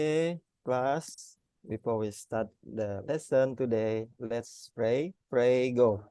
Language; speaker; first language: English; non-native, learner; Indonesian